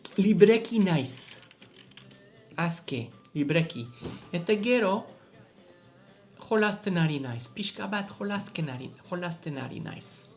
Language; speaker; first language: Basque; non-native, learner; English